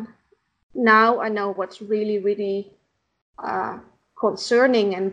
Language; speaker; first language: English; non-native, fluent; Dutch